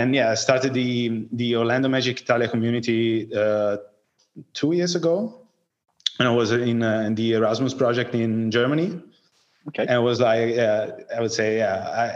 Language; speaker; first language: English; non-native, fluent; Italian